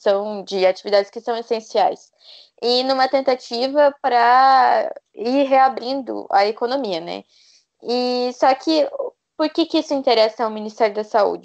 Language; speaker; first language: Portuguese; native; Portuguese